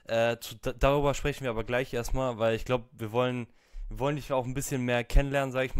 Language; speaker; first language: German; native; German